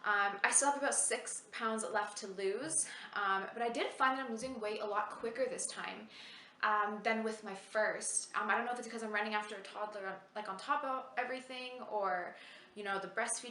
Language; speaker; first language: English; native; English